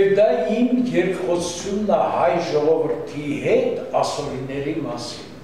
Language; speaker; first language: Armenian; non-native, local second language; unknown